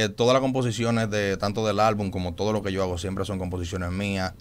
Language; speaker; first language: Spanish; native; Spanish